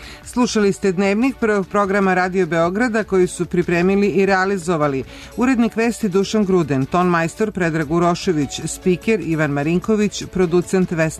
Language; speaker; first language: Serbian; native; Serbian